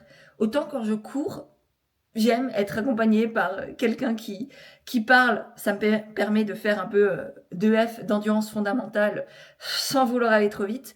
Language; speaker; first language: French; native; French